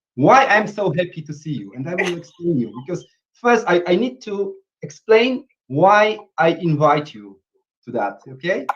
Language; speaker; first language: English; non-native, fluent; Polish